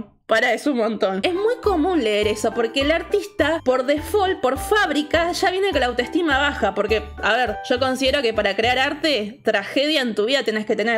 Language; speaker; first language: Spanish; native; Spanish